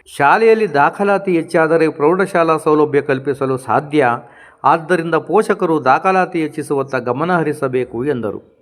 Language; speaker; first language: Kannada; native; Kannada